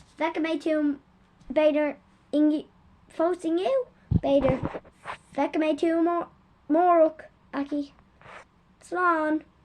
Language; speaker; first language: Irish; non-native, learner; English